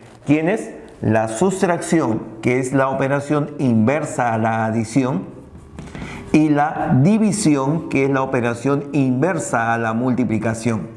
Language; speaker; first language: Spanish; native; Spanish